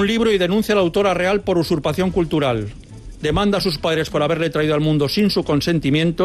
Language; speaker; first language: Spanish; native; Spanish